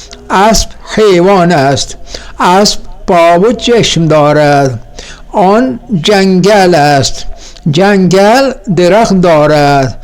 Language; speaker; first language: Persian; non-native, fluent; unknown